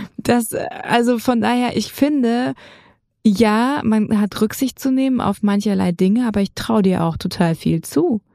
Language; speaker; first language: German; native; German